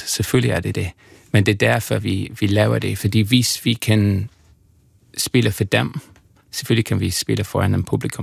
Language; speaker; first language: Danish; non-native, fluent; English